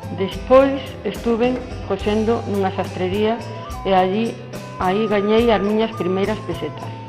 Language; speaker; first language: Galician; native; Galician